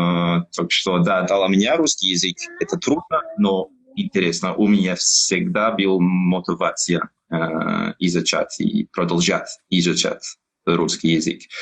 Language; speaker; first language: Russian; non-native, learner; English